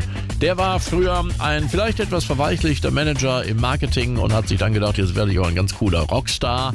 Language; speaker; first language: German; native; German